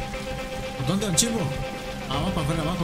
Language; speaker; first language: Spanish; native; Spanish